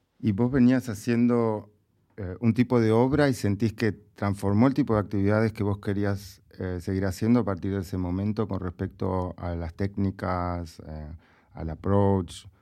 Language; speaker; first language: Spanish; native; Spanish